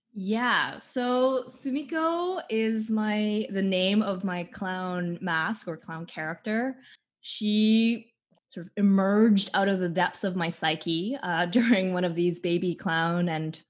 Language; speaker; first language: English; native; English